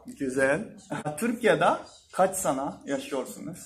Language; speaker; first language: Turkish; non-native, learner; Japanese